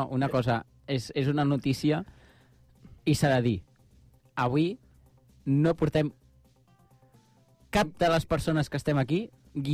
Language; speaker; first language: Catalan; native; Catalan